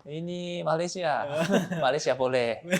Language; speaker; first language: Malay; non-native, fluent; Japanese